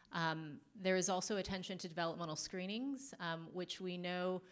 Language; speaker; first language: English; native; English